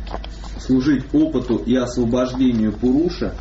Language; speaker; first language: Russian; native; Russian